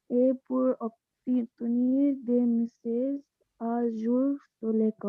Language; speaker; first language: French; non-native, learner; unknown